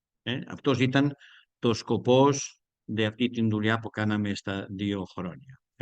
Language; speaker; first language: Greek; non-native, learner; Spanish